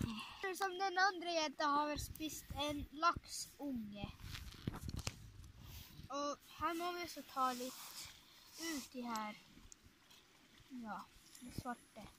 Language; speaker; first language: Norwegian; non-native, local second language; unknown